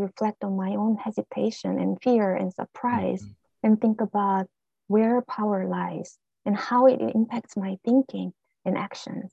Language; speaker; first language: English; non-native, fluent; Korean